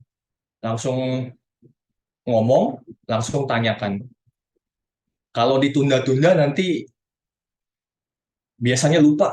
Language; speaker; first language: Indonesian; native; Indonesian